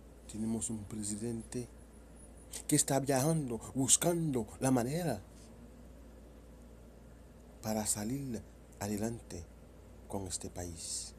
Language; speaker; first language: Spanish; non-native, fluent; Haitian Creole